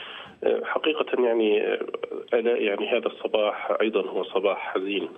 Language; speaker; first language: Arabic; native; Arabic